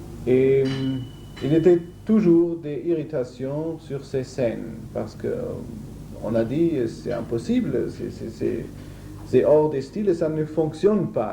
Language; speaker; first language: French; non-native, learner; German